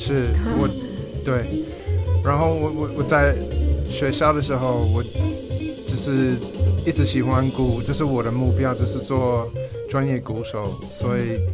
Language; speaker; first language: Chinese; non-native, fluent; English